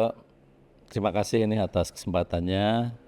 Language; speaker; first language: Indonesian; native; Indonesian